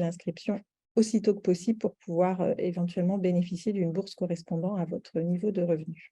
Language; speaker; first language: French; native; French